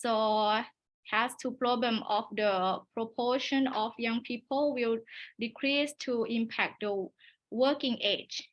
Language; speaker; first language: English; non-native, learner; Thai